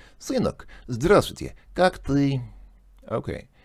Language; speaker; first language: Russian; non-native, learner; English